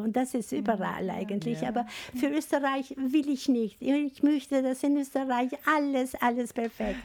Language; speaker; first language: German; non-native, learner; Albanian